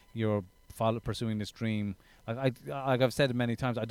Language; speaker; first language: English; native; English